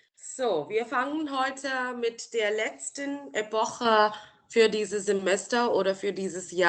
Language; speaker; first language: German; non-native, fluent; Marathi